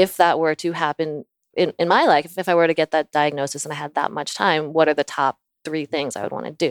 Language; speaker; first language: English; native; English